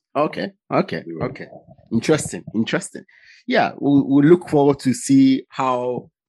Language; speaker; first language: English; non-native, local second language; Igbo